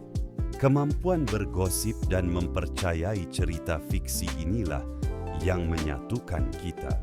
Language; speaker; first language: Indonesian; native; Indonesian